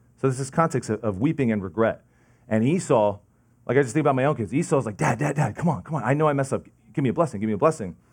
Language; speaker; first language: English; native; English